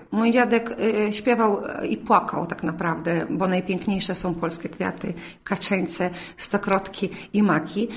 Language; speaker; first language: Polish; early bilingual, heritage; Polish